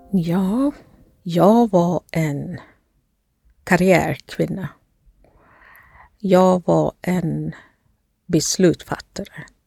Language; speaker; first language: Swedish; non-native, fluent; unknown